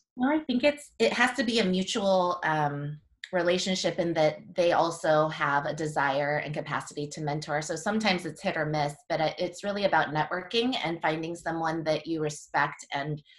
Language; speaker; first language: English; native; English